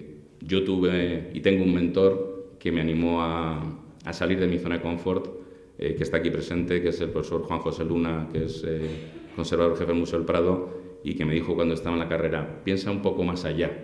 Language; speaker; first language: Spanish; native; Spanish